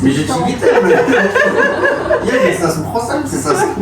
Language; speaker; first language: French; early bilingual, other home language; Armenian